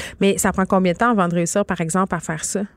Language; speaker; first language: French; native; French